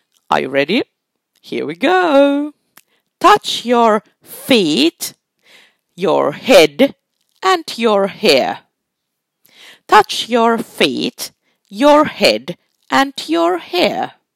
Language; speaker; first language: English; non-native, fluent; Finnish